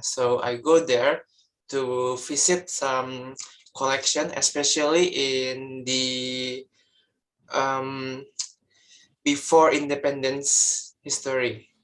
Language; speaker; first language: English; non-native, learner; Indonesian